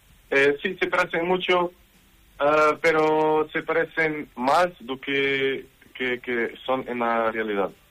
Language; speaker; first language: Spanish; non-native, learner; Portuguese